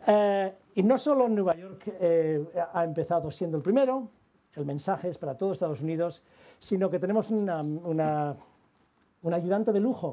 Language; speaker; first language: Spanish; native; Spanish